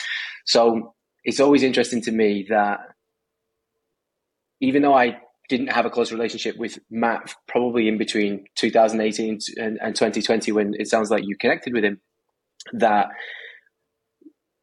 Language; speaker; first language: English; native; English